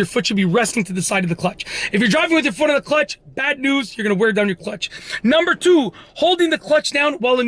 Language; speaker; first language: English; native; English